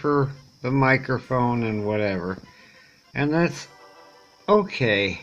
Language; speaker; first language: English; native; English